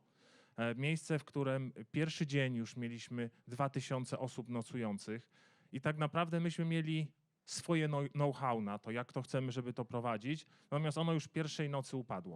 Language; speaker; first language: Polish; native; Polish